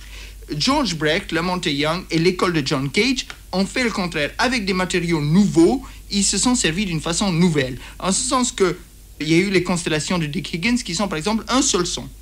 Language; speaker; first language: French; native; French